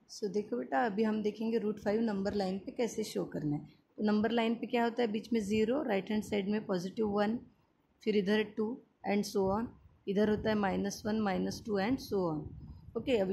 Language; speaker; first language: Hindi; non-native, local second language; Marathi